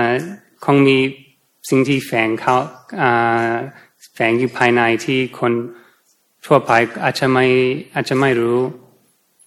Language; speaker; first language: Thai; non-native, fluent; English